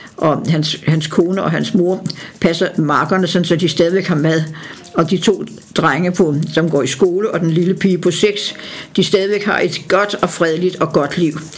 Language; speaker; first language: Danish; native; Danish